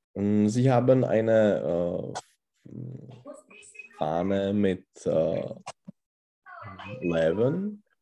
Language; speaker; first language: German; non-native, learner; Czech